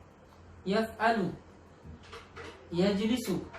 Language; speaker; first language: Arabic; non-native, fluent; Indonesian